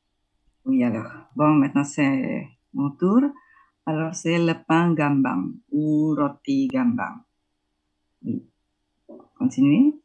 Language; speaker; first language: French; non-native, fluent; Indonesian